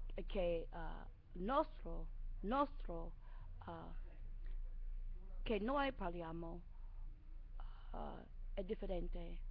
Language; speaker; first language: Italian; non-native, learner; English